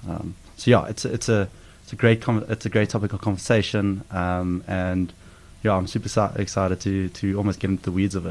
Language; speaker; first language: English; native; English